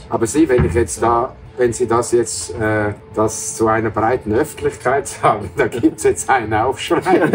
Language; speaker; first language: German; native; German